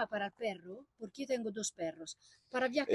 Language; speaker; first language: Spanish; non-native, learner; Italian